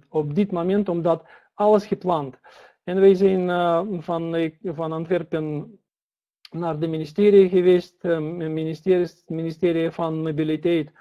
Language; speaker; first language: Dutch; non-native, learner; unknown